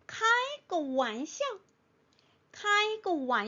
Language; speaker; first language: Chinese; non-native, fluent; Korean